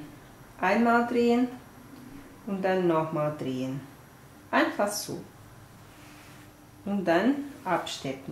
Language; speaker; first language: German; non-native, fluent; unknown